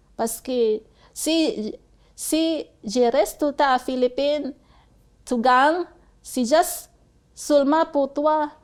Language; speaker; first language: French; non-native, learner; Cebuano